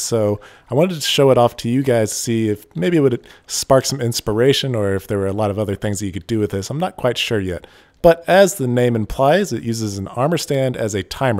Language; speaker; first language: English; native; English